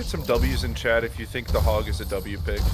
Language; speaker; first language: English; native; English